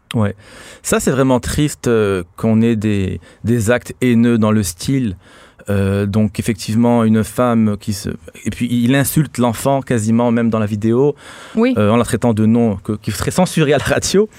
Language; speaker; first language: French; non-native, local second language; Arabic